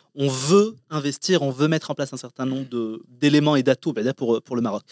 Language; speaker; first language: French; non-native, local second language; Arabic